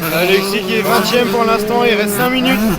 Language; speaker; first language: French; native; French